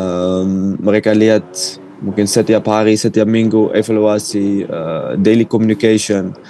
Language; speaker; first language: Indonesian; non-native, fluent; Dutch